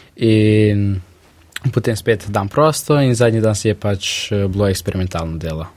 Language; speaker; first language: Slovenian; early bilingual, other home language; Russian